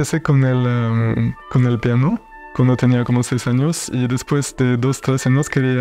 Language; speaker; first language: Spanish; non-native, fluent; French